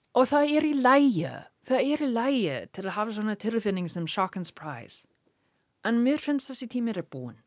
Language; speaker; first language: Icelandic; non-native, learner; English